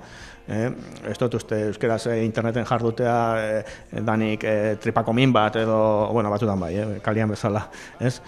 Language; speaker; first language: Basque; native; Basque